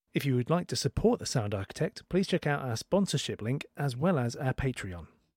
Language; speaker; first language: English; native; English